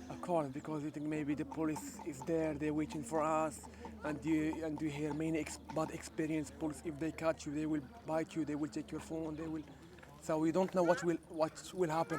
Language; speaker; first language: English; non-native, learner; Arabic